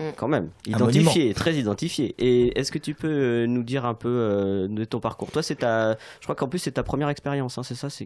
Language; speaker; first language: French; native; French